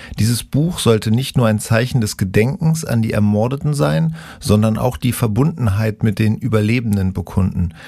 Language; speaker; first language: German; native; German